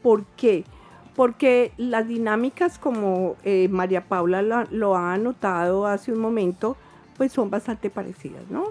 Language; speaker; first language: Spanish; native; Spanish